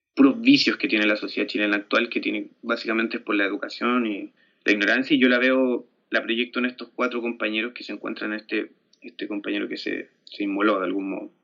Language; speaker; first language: Spanish; native; Spanish